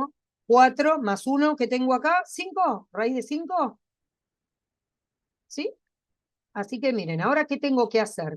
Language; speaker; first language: Spanish; native; Spanish